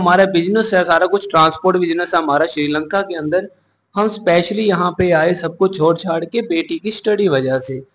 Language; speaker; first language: Hindi; non-native, local second language; Punjabi